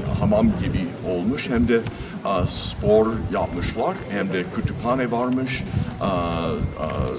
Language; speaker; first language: Turkish; non-native, learner; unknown